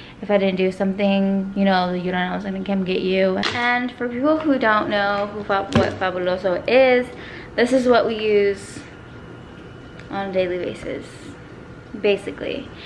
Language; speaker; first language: English; early bilingual, other home language; Spanish